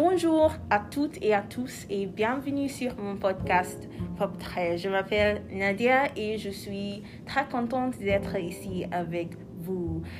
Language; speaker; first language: French; non-native, learner; English